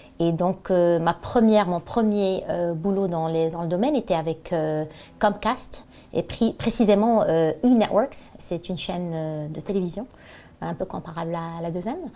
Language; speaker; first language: French; non-native, local second language; Arabic